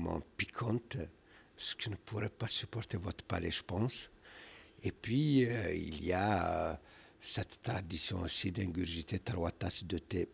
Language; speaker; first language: French; non-native, local second language; Kabyle